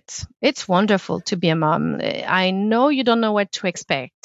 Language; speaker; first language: English; non-native, fluent; French